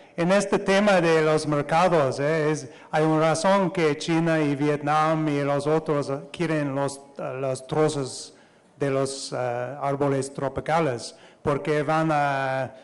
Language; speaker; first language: Spanish; non-native, learner; English